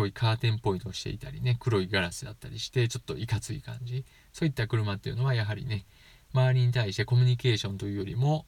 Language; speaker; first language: Japanese; native; Japanese